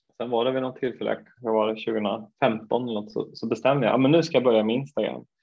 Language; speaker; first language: Swedish; native; Swedish